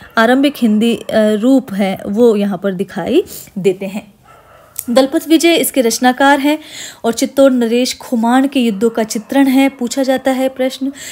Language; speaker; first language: Hindi; native; Hindi